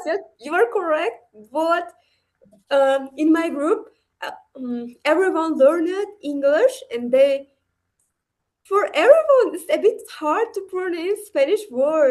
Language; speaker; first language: English; non-native, learner; Uzbek